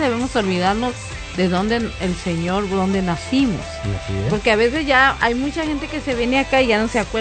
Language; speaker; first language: Spanish; native; Spanish